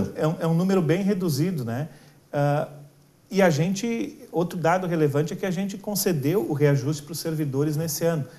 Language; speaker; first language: Portuguese; native; Portuguese